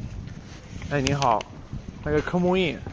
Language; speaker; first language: Chinese; non-native, fluent; Italian